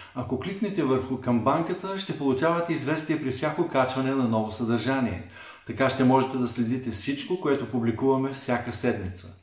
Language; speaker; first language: Bulgarian; non-native, fluent; English